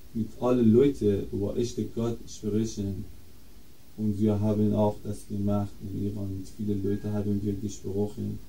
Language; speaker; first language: German; non-native, fluent; Persian